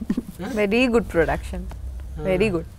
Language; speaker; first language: Telugu; non-native, learner; Bangla